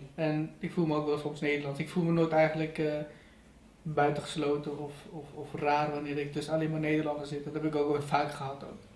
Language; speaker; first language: Dutch; early bilingual, other home language; Persian